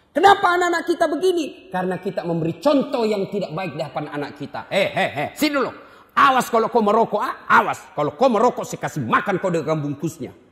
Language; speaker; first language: Indonesian; non-native, local second language; Buginese